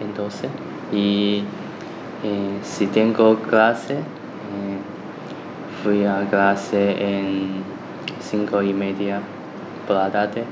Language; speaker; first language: Spanish; non-native, learner; Chinese